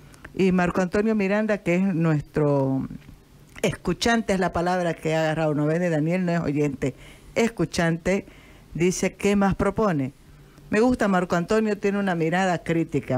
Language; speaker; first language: Spanish; native; Spanish